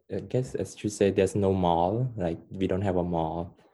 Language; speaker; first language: English; non-native, fluent; Khmer